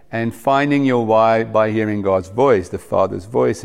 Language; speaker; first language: English; non-native, local second language; Afrikaans